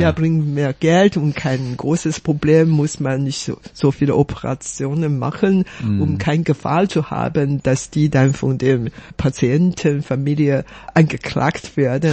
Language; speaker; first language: German; non-native, fluent; Chinese